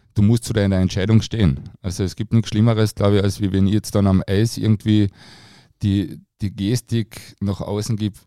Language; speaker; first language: German; native; German